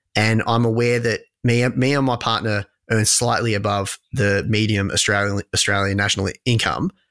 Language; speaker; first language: English; native; English